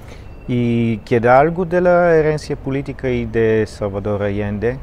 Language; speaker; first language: Spanish; non-native, fluent; Bulgarian